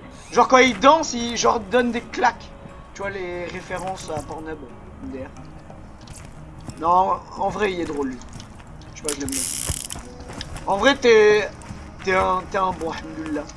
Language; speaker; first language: French; native; French